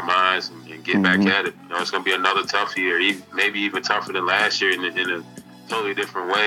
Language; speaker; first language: English; native; English